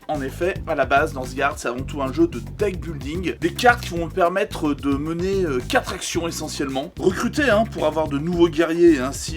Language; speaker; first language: French; native; French